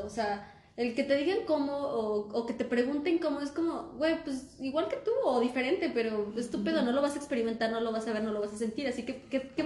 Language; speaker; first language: Spanish; native; Spanish